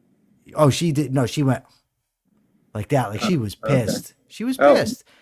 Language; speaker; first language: English; native; English